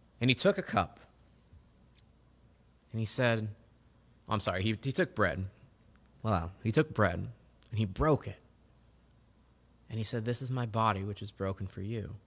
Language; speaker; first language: English; native; English